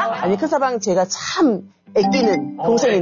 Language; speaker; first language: Korean; native; Korean